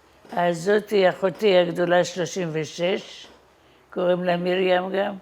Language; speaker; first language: Hebrew; non-native, fluent; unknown